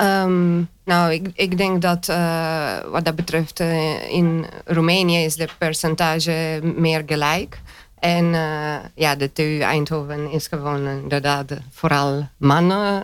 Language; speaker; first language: Dutch; non-native, fluent; Romanian